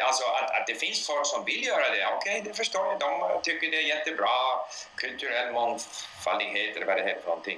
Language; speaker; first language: Swedish; non-native, fluent; English